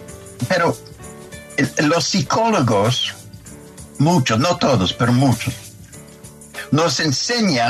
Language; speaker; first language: Spanish; non-native, fluent; English